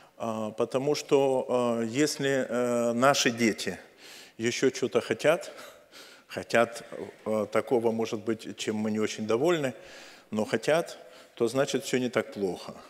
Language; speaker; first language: Russian; native; Russian